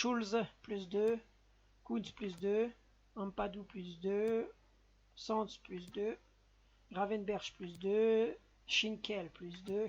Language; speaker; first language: French; native; French